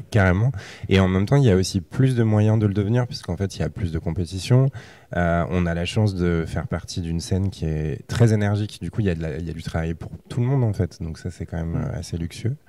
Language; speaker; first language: French; native; French